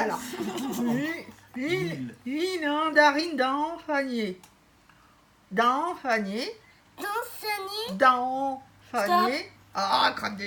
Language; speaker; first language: French; native; French